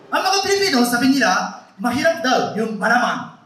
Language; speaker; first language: Filipino; non-native, fluent; Japanese